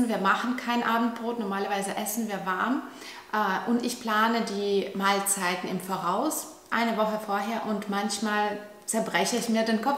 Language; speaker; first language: German; non-native, fluent; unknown